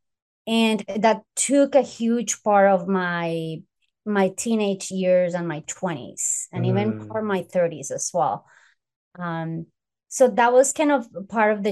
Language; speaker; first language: English; non-native, fluent; Spanish